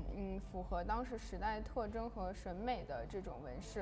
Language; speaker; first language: Chinese; native; Chinese